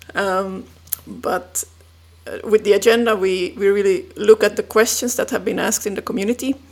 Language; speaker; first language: English; non-native, fluent; Finnish